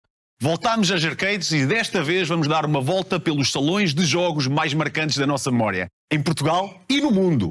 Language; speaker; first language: Portuguese; native; Portuguese